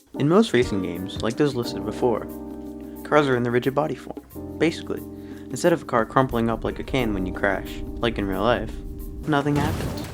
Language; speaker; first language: English; native; English